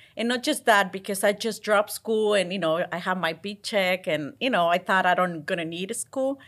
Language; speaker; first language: English; non-native, fluent; Spanish